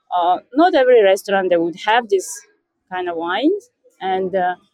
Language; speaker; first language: English; non-native, fluent; Russian